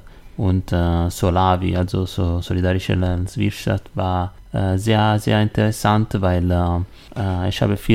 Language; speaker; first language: German; non-native, learner; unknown